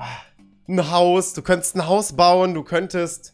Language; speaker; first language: German; native; German